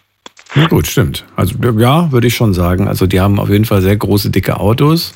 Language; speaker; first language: German; native; German